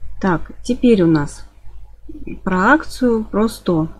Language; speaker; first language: Russian; native; Russian